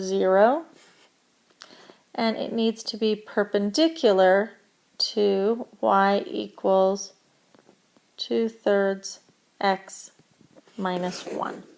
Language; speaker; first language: English; native; English